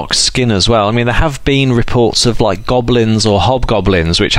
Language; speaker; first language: English; native; English